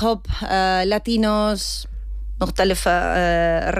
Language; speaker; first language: Arabic; non-native, learner; Spanish